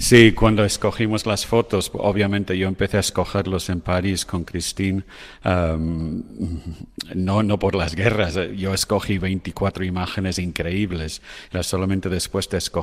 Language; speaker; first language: Spanish; non-native, fluent; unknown